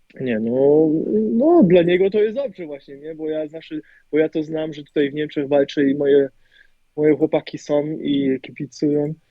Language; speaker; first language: Polish; early bilingual, heritage; German